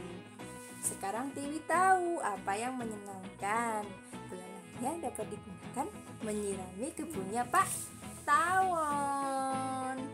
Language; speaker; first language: Indonesian; native; Indonesian